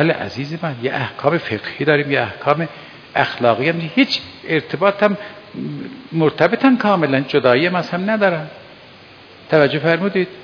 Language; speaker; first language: Persian; native; Persian